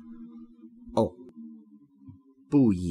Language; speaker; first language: Chinese; non-native, learner; English